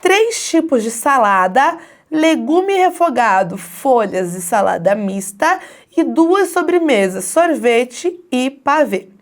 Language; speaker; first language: Portuguese; native; Portuguese